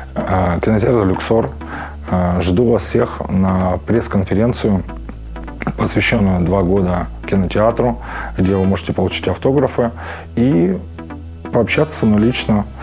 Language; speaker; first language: Russian; native; Russian